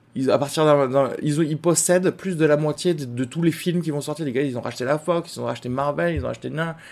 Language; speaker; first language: French; native; French